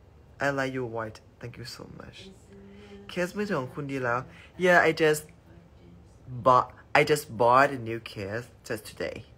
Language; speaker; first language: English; non-native, learner; Thai